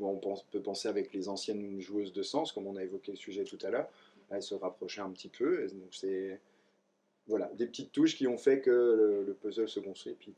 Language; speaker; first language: French; native; French